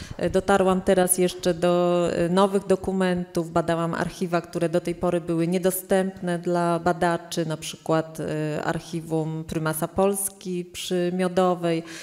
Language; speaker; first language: Polish; native; Polish